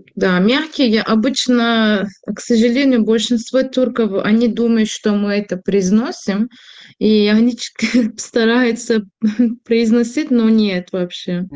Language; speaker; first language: Russian; non-native, fluent; Turkish